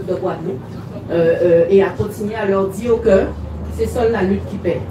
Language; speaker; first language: French; native; French